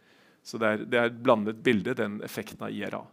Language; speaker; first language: Norwegian; native; Norwegian